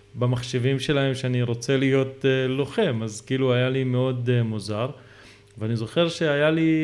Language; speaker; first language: Hebrew; native; Hebrew